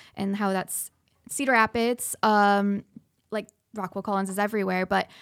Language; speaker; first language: English; native; English